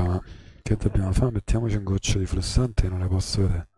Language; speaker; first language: Italian; native; Italian